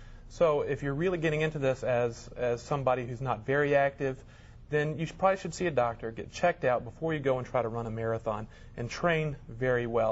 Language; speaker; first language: English; native; English